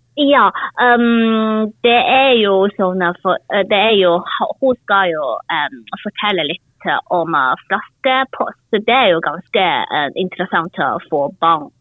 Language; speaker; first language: Norwegian; non-native, learner; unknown